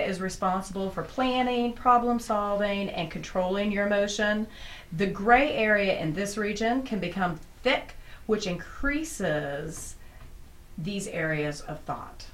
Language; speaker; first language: English; native; English